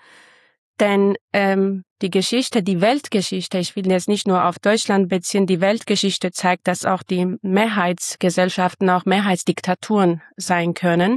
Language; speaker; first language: German; non-native, fluent; Armenian